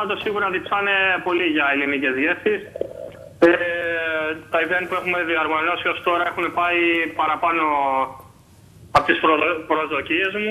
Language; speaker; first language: Greek; native; Greek